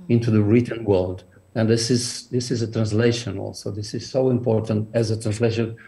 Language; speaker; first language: English; non-native, fluent; Portuguese